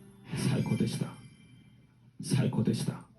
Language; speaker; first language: Japanese; non-native, learner; Korean